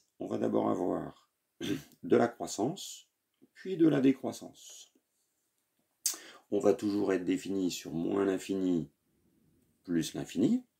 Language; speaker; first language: French; native; French